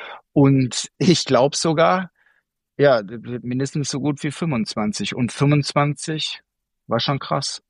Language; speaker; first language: German; native; German